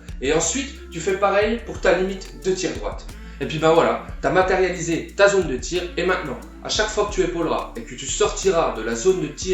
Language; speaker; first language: French; native; French